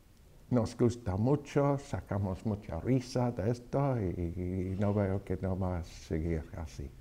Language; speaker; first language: Spanish; non-native, fluent; English